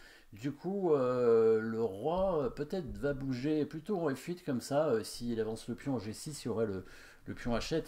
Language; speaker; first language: French; native; French